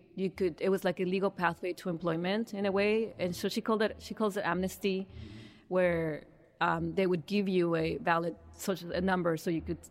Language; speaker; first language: English; early bilingual, other home language; Spanish